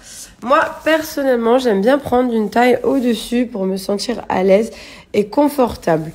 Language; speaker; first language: French; native; French